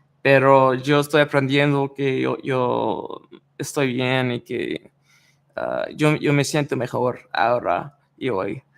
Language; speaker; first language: Spanish; non-native, learner; English